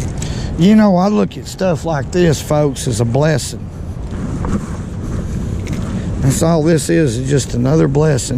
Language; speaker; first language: English; native; English